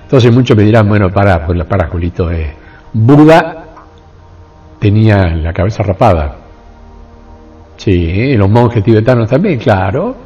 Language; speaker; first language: Spanish; native; Spanish